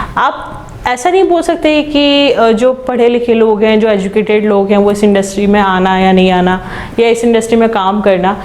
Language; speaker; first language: Hindi; native; Hindi